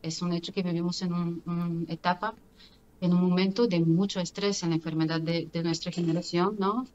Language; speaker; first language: Spanish; non-native, fluent; Bulgarian